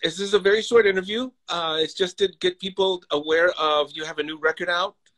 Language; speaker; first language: English; early bilingual, other home language; Spanish